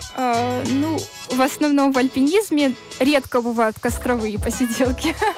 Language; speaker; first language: Russian; native; Russian